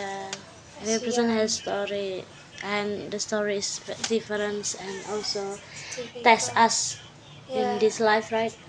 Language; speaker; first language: English; non-native, learner; Indonesian